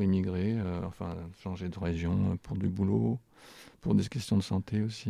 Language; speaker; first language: French; native; French